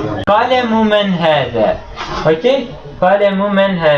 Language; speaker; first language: Arabic; non-native, fluent; Turkish